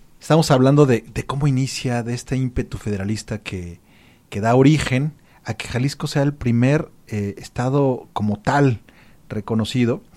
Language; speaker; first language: Spanish; native; Spanish